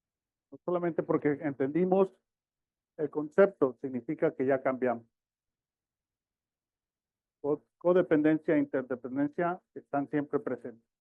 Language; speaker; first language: Spanish; early bilingual, heritage; Spanish